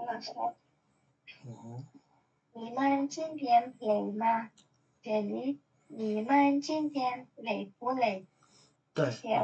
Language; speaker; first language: Chinese; non-native, learner; Indonesian